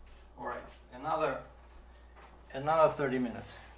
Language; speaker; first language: English; non-native, fluent; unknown